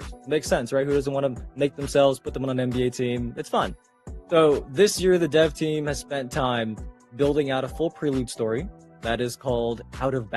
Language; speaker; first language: English; native; English